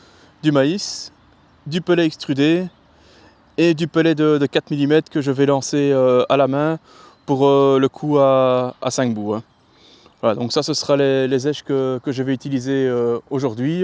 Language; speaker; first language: French; native; French